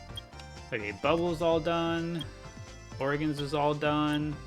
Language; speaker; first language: English; native; English